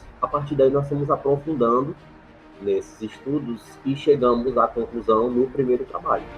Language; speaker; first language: Portuguese; native; Portuguese